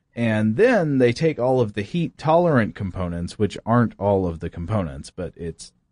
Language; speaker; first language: English; native; English